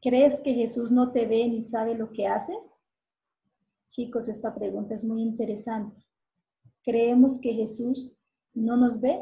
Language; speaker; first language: Spanish; native; Spanish